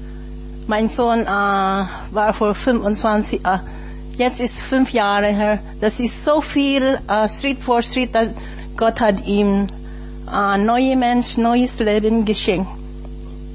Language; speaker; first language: German; non-native, learner; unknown